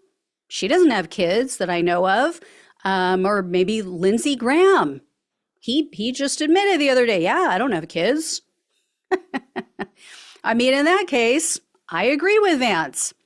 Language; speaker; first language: English; native; English